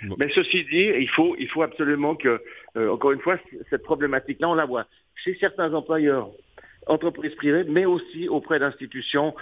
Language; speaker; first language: French; native; French